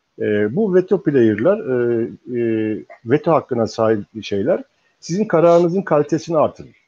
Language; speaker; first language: Turkish; native; Turkish